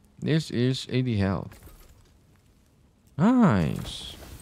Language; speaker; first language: English; non-native, local second language; Malay